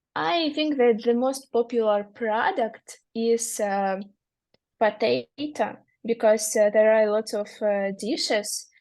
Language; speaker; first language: English; non-native, learner; Russian